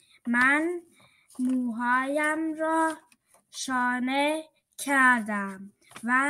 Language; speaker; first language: Persian; early bilingual, heritage; Persian